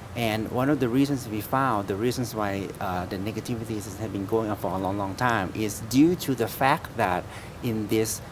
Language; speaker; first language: English; non-native, fluent; Thai